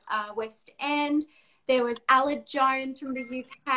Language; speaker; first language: English; native; English